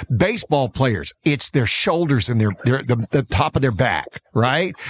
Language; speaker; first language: English; native; English